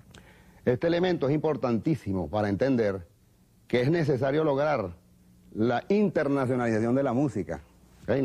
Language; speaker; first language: Spanish; native; Spanish